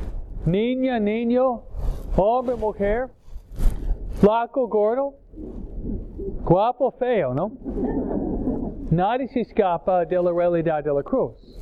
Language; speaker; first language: Spanish; non-native, fluent; English